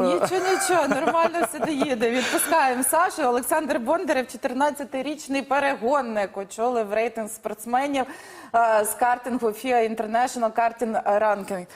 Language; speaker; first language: Ukrainian; native; Ukrainian